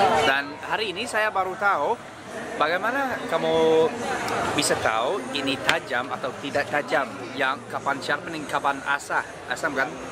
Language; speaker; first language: Indonesian; non-native, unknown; English